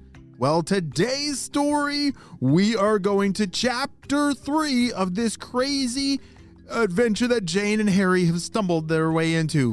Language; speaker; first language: English; native; English